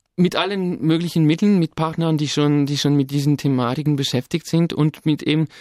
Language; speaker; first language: German; non-native, fluent; French